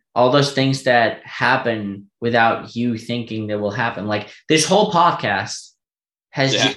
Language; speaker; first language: English; non-native, fluent; German